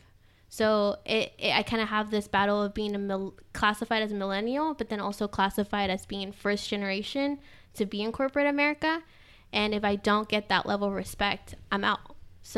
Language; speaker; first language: English; early bilingual, other home language; Spanish